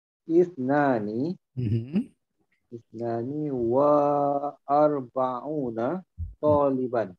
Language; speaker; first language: Arabic; non-native, learner; Malay